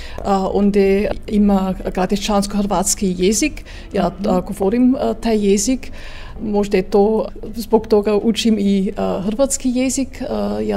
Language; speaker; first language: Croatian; early bilingual, heritage; Croatian